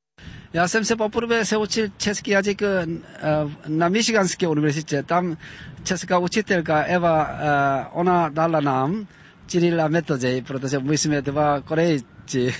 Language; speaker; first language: Czech; non-native, learner; Korean